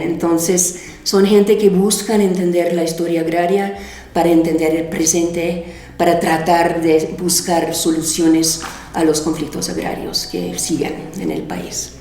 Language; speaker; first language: Spanish; non-native, fluent; English